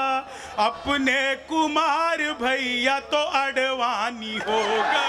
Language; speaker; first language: Hindi; native; Hindi